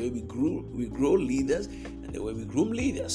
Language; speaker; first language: English; non-native, local second language; Akan